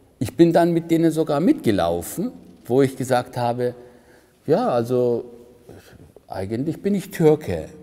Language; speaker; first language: German; early bilingual, other home language; Turkish